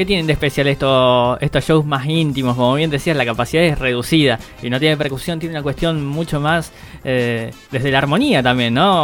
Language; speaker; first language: Spanish; native; Spanish